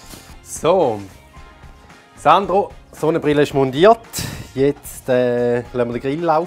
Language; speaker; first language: German; native; German